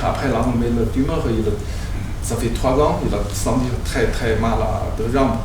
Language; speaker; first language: French; non-native, learner; Chinese